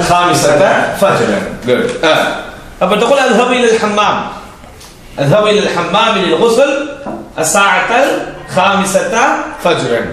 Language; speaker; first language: Arabic; non-native, fluent; Tamil